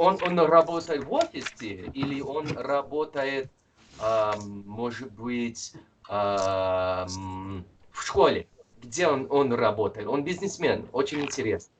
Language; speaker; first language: Russian; non-native, fluent; English